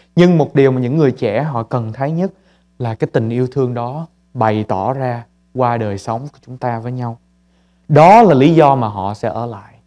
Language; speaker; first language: Vietnamese; early bilingual, heritage; Vietnamese